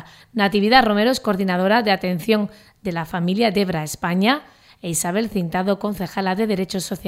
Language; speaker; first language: Spanish; native; Spanish